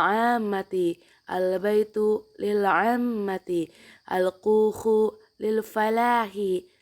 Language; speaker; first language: Arabic; non-native, fluent; Indonesian